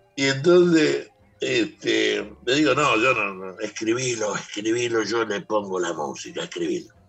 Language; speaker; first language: Spanish; native; Spanish